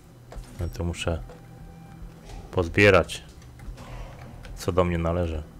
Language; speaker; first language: Polish; native; Polish